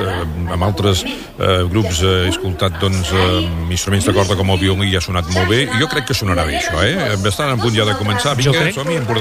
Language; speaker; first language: Catalan; native; Catalan